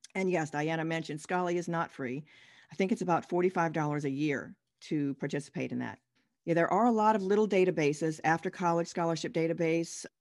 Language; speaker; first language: English; native; English